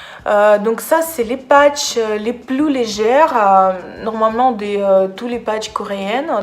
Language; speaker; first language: French; non-native, fluent; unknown